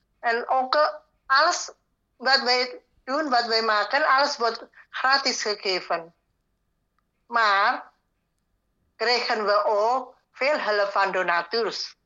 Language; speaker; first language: Dutch; non-native, learner; Indonesian